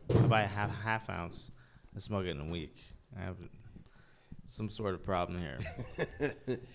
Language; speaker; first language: English; early bilingual, other home language; French